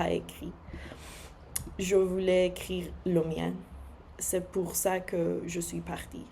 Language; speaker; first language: French; non-native, fluent; Persian